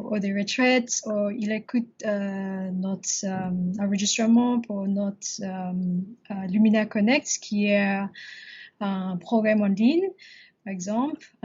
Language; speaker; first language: French; non-native, learner; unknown